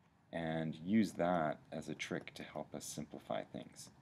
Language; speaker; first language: English; native; English